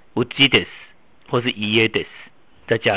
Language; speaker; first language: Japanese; non-native, fluent; Chinese